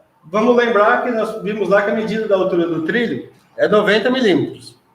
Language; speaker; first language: Portuguese; native; Portuguese